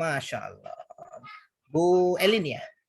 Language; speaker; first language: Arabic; non-native, fluent; Indonesian